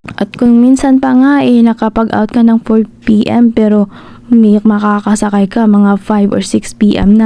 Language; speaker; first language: Filipino; non-native, local second language; Cebuano